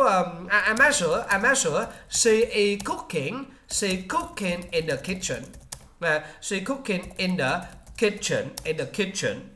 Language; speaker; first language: English; non-native, learner; Vietnamese